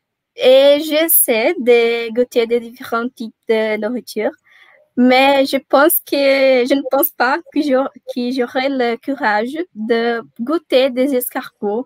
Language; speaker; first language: French; non-native, learner; Portuguese